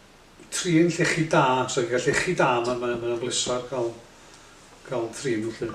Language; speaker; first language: Welsh; native; Welsh